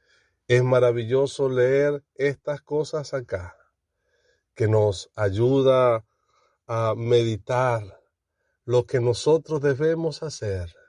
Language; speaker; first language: Spanish; native; Spanish